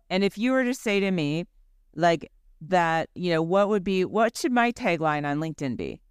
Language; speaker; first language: English; early bilingual, other home language; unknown